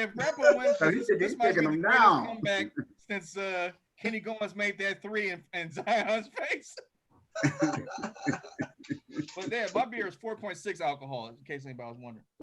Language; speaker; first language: English; native; English